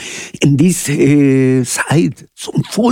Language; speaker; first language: German; non-native, learner; Spanish